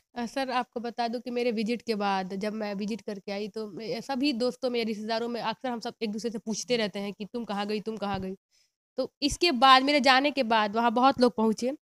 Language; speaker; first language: Hindi; native; Hindi